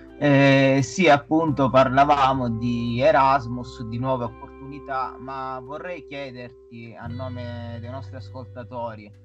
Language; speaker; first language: Italian; native; Italian